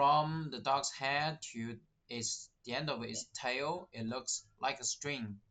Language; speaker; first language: English; non-native, fluent; Chinese